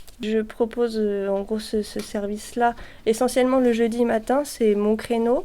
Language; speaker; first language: French; native; French